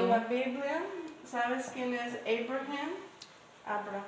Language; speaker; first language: Spanish; early bilingual, heritage; English